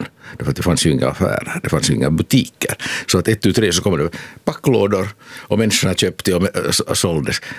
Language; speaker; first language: Swedish; non-native, local second language; Finnish